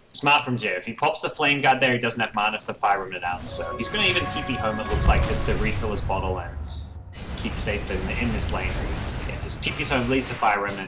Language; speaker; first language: English; native; English